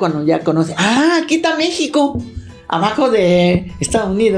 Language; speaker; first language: Spanish; non-native, learner; Thai